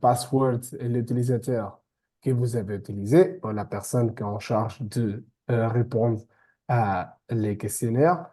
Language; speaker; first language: French; non-native, fluent; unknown